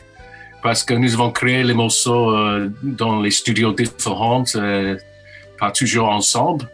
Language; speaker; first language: French; non-native, fluent; English